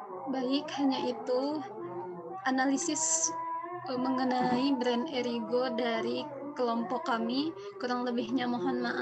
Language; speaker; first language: Indonesian; native; Indonesian